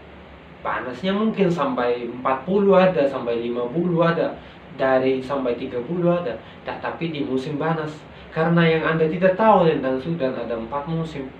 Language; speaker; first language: Indonesian; non-native, local second language; Arabic